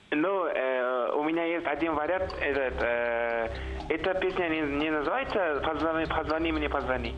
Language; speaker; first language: Russian; non-native, local second language; Kazakh